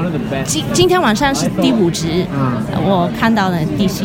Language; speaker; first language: Chinese; non-native, local second language; Cantonese